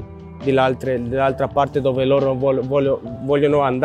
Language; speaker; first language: Italian; non-native, learner; Romanian